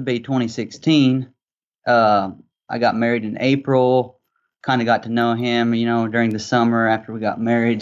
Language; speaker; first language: English; native; English